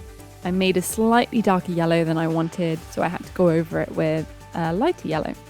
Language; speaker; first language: English; native; English